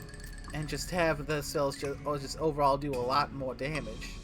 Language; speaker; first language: English; native; English